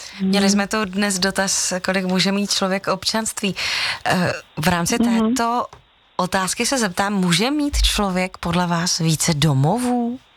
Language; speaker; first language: Czech; native; Czech